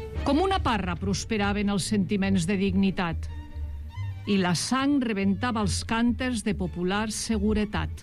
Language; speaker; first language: Catalan; native; Catalan